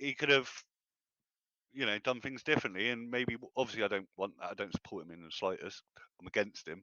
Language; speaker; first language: English; native; English